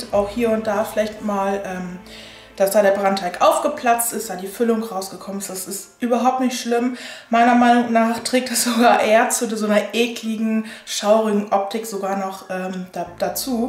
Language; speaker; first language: German; native; German